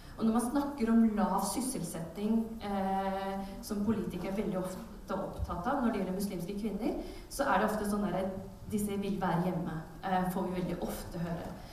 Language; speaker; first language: Norwegian; early bilingual, other home language; Urdu